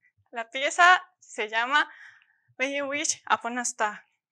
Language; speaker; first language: Spanish; non-native, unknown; Japanese